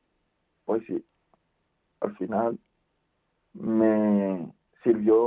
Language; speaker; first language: Spanish; non-native, fluent; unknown